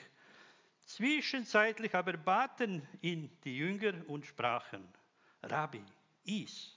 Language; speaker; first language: German; non-native, fluent; Croatian